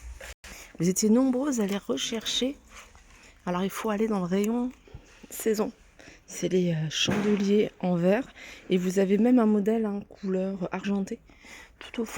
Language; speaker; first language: French; native; French